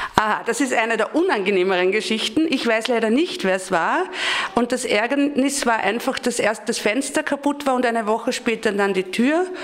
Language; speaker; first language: German; native; German